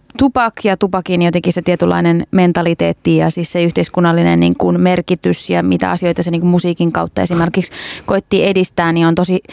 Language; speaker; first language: Finnish; early bilingual, other home language; Kurdish